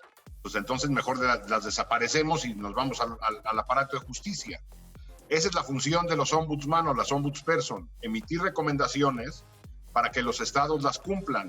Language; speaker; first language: Spanish; native; Spanish